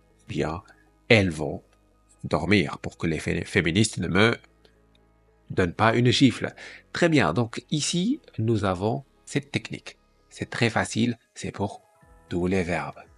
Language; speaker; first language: French; non-native, fluent; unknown